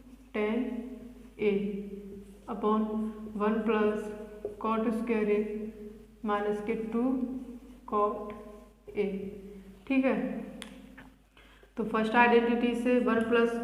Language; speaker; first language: Hindi; native; Hindi